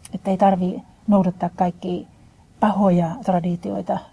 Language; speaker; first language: Finnish; native; Finnish